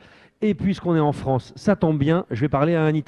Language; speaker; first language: French; native; French